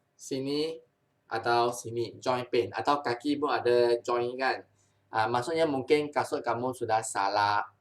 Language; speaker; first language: Malay; non-native, local second language; Chinese